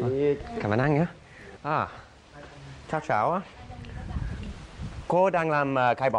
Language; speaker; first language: Vietnamese; non-native, learner; English